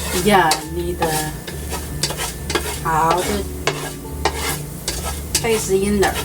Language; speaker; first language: English; non-native, learner; Chinese